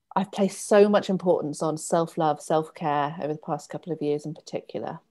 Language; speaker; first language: English; native; English